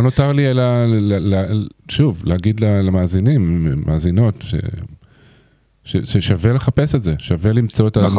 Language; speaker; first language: Hebrew; native; Hebrew